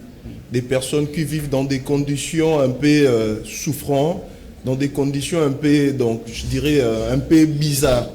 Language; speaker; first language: French; non-native, local second language; Lingala